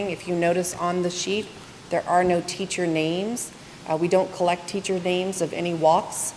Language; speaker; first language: English; native; English